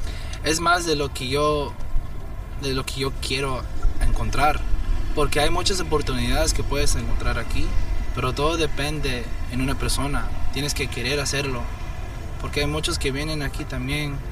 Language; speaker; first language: Spanish; early bilingual, heritage; Spanish